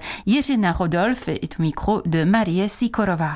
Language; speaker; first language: French; non-native, fluent; Czech